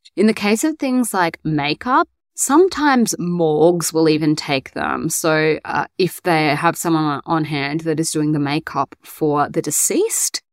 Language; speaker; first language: English; native; English